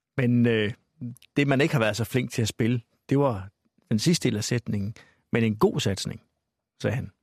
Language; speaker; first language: Danish; native; Danish